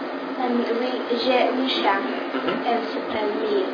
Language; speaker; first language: French; non-native, learner; English